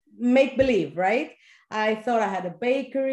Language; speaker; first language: English; non-native, fluent; Greek